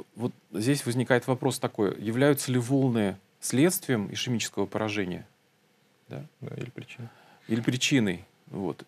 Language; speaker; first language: Russian; native; Russian